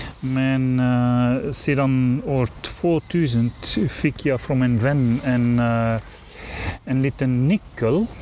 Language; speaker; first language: Swedish; non-native, learner; Dutch